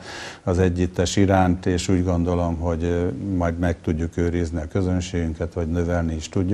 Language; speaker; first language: Hungarian; native; Hungarian